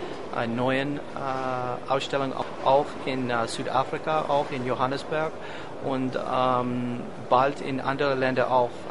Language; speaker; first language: German; non-native, fluent; English